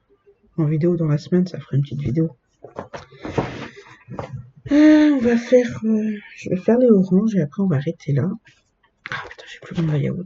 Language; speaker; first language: French; native; French